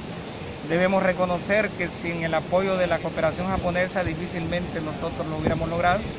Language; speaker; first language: Spanish; native; Spanish